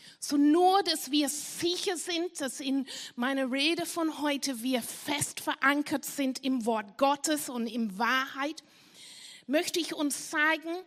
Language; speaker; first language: German; non-native, fluent; English